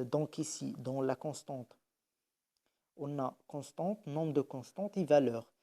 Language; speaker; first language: French; non-native, local second language; Arabic